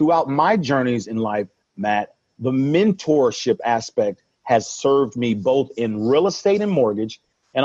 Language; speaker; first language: English; native; English